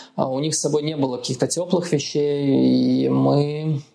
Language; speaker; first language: Russian; native; Russian